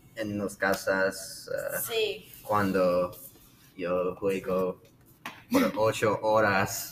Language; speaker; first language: Spanish; non-native, learner; English